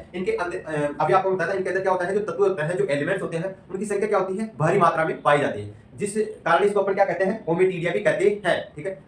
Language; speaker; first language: Hindi; native; Hindi